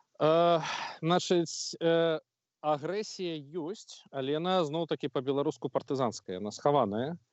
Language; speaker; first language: Belarusian; non-native, local second language; Russian